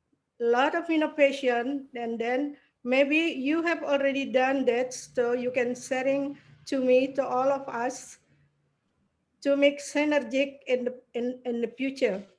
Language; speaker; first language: English; non-native, learner; Indonesian